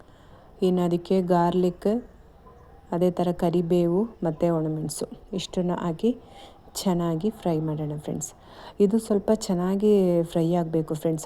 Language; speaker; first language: Kannada; native; Kannada